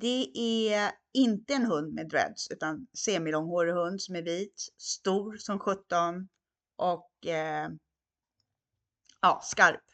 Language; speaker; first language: Swedish; non-native, fluent; Hungarian